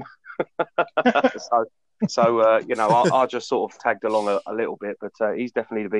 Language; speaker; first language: English; native; English